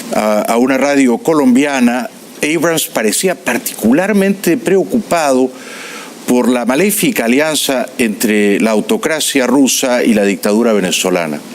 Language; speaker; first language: Spanish; native; Spanish